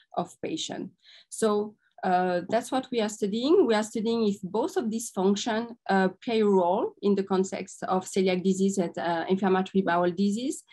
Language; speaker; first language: English; non-native, fluent; French